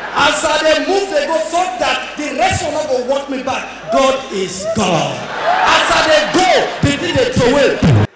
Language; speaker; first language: Nigerian Pidgin; native; Nigerian Pidgin